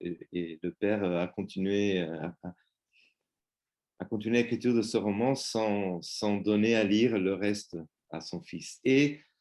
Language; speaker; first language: French; non-native, fluent; Spanish